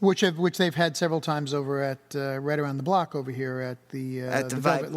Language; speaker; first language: English; native; English